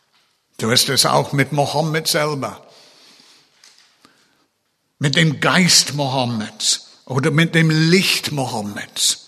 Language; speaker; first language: German; non-native, fluent; English